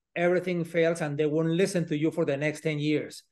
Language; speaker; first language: English; non-native, fluent; Spanish